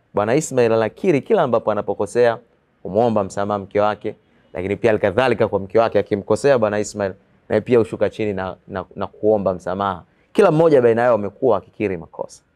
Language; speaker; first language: Swahili; native; Swahili